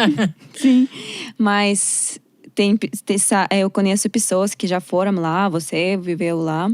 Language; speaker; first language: Portuguese; non-native, learner; Russian